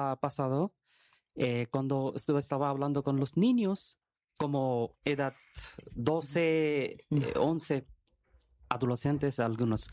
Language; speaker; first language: Spanish; non-native, learner; Bangla